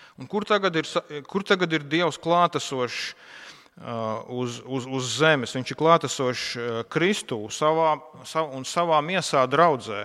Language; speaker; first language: Latvian; non-native, local second language; Russian